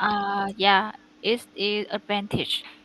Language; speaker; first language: English; non-native, learner; Vietnamese